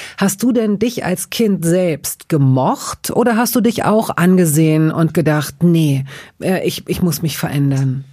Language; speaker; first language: German; native; German